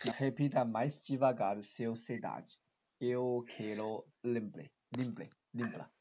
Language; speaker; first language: Portuguese; non-native, learner; Chinese